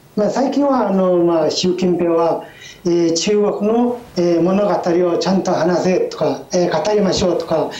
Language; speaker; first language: Japanese; non-native, fluent; Mongolian